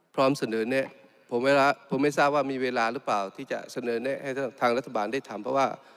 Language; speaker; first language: Thai; non-native, local second language; Malay